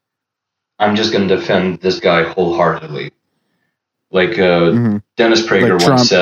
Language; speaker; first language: English; early bilingual, other home language; Russian